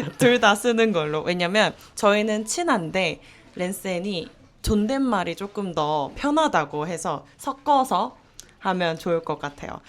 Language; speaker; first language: Korean; native; Korean